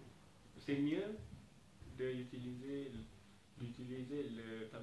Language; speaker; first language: French; non-native, learner; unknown